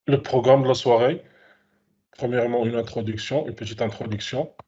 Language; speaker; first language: French; non-native, local second language; Arabic